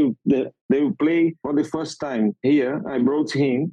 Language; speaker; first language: English; non-native, learner; Portuguese